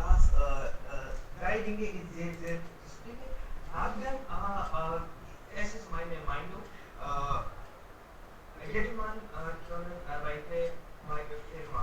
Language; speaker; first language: German; non-native, learner; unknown